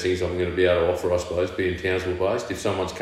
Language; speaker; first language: English; native; English